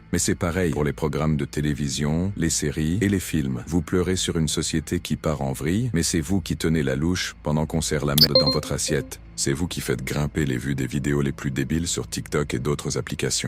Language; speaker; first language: French; native; French